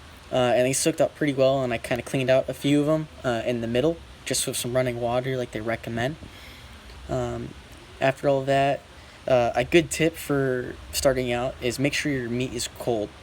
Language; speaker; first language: English; native; English